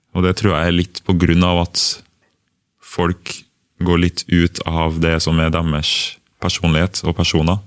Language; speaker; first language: Norwegian; early bilingual, other home language; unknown